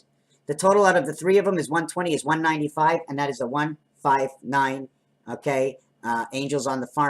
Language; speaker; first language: English; native; English